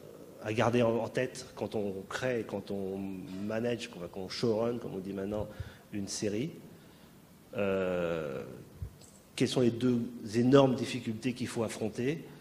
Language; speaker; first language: French; native; French